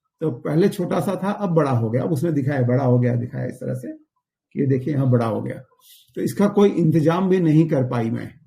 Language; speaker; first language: Hindi; native; Hindi